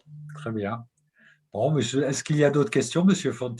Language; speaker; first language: French; native; French